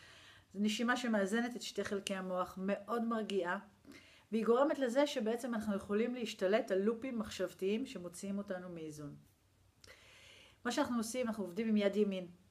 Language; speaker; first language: Hebrew; native; Hebrew